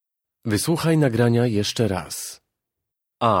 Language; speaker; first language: Russian; non-native, fluent; Polish